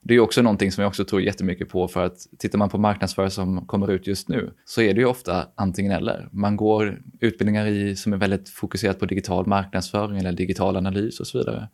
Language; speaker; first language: Swedish; native; Swedish